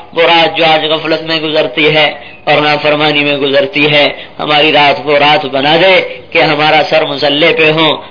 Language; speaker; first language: Urdu; non-native, local second language; Punjabi